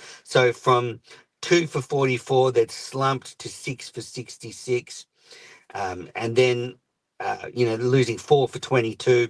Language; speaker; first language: English; native; English